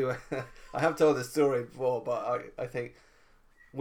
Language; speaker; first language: English; native; English